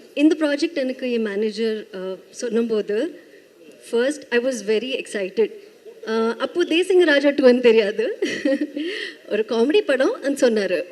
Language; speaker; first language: Tamil; non-native, learner; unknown